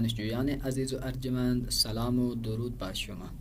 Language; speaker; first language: Persian; non-native, fluent; Urdu